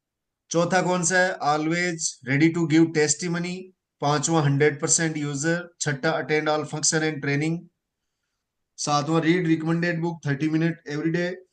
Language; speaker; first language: Hindi; native; Hindi